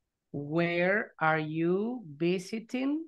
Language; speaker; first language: English; non-native, fluent; Spanish